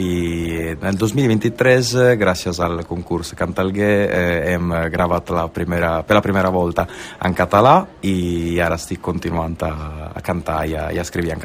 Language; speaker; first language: Catalan; non-native, local second language; Italian